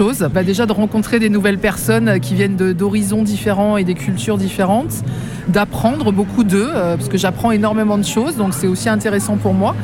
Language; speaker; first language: French; native; French